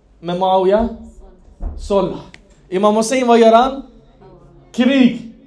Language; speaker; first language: Swedish; non-native, fluent; Persian